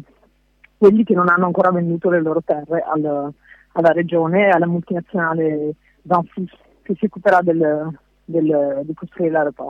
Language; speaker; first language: Italian; non-native, fluent; French